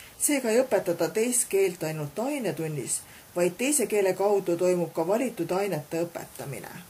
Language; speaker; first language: Estonian; native; Estonian